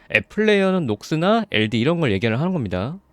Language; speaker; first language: Korean; native; Korean